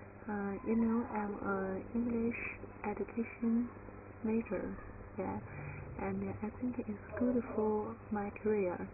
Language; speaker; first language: English; non-native, learner; Chinese